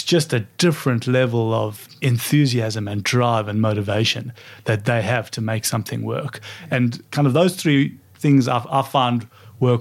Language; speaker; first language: English; native; English